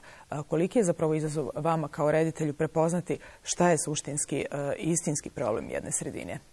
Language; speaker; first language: Serbian; native; Serbian